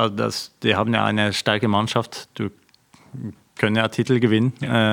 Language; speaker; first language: German; non-native, fluent; Norwegian